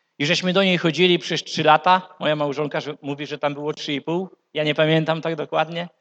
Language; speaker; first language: Polish; native; Polish